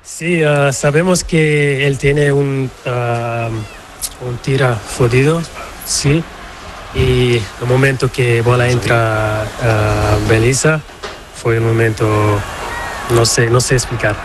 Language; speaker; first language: Spanish; non-native, learner; Portuguese